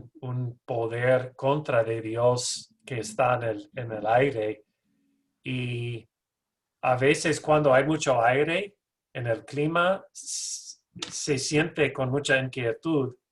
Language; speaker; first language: Spanish; non-native, fluent; English